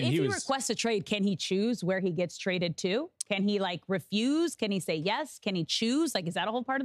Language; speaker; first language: English; native; English